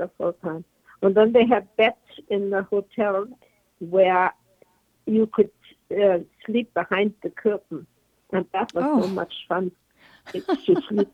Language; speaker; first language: English; non-native, fluent; German